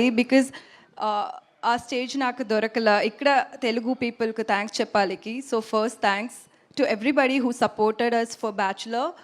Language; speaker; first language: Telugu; non-native, learner; Tamil